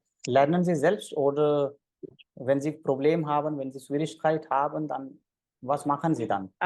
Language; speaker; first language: German; non-native, fluent; Hindi